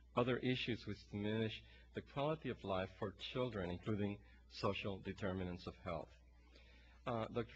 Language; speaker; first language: English; non-native, local second language; Spanish